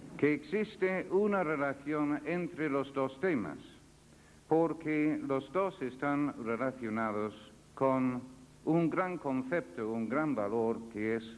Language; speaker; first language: Spanish; non-native, fluent; English